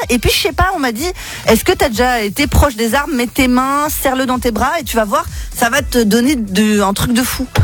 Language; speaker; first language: French; native; French